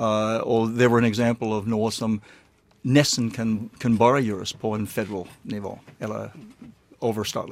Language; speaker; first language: Norwegian; non-native, learner; English